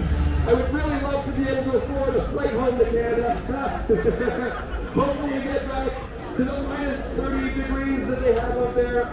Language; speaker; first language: English; native; English